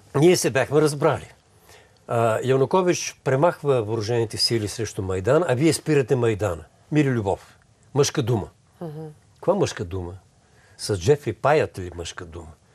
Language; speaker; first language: Bulgarian; native; Bulgarian